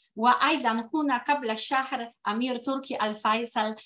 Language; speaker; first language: Arabic; non-native, fluent; Polish